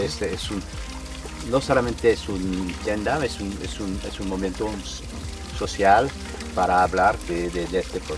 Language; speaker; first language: Spanish; non-native, learner; French